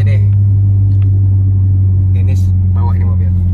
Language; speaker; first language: Indonesian; native; Indonesian